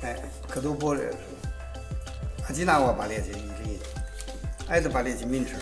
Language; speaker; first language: Russian; non-native, learner; Chinese